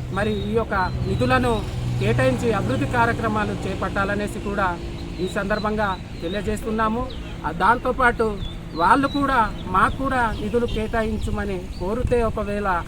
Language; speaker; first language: Telugu; non-native, local second language; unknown